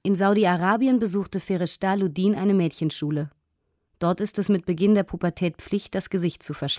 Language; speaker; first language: German; native; German